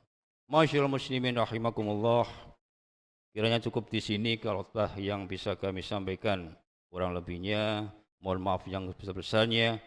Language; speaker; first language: Indonesian; native; Indonesian